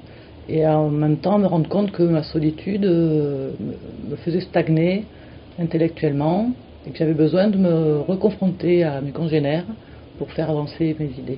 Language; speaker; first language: French; native; French